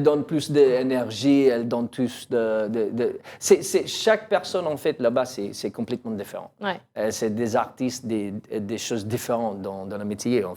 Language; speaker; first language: French; non-native, learner; English